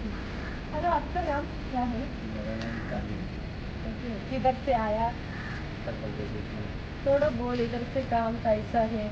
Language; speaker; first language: Hindi; non-native, learner; Malayalam